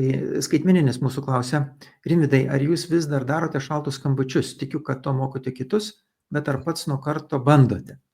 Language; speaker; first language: Lithuanian; native; Lithuanian